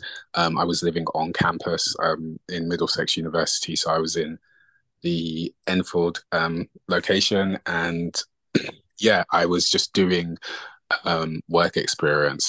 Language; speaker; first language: English; native; English